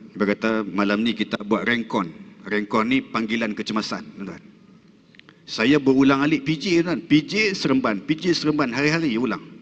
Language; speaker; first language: Malay; native; Malay